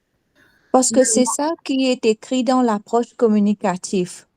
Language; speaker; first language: French; non-native, fluent; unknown